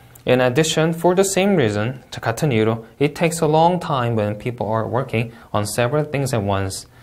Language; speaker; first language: English; non-native, fluent; Korean